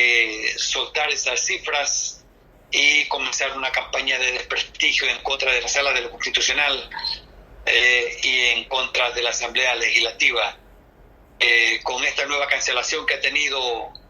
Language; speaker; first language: Spanish; native; Spanish